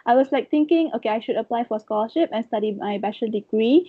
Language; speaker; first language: English; non-native, local second language; Malay